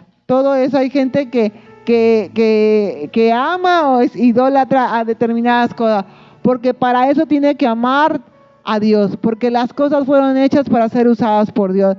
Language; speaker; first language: Spanish; native; Spanish